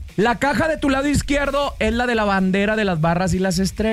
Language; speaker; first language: Spanish; native; Spanish